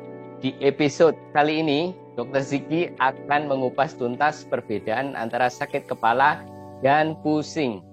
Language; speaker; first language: Indonesian; native; Indonesian